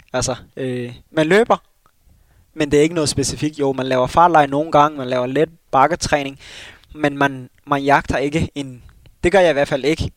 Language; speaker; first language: Danish; early bilingual, other home language; Somali